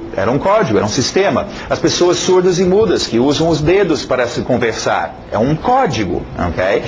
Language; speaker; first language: Portuguese; non-native, fluent; English